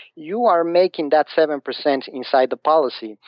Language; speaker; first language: English; non-native, fluent; Spanish